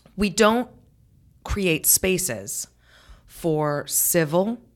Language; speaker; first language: English; native; English